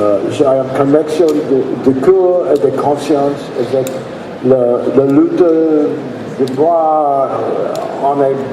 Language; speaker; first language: French; non-native, learner; English